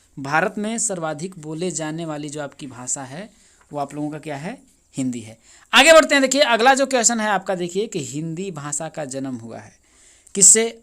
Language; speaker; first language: Hindi; native; Hindi